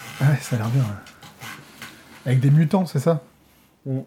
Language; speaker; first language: French; native; French